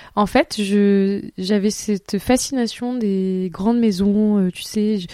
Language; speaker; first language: French; native; French